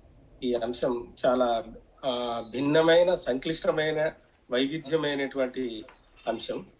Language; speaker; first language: Telugu; native; Telugu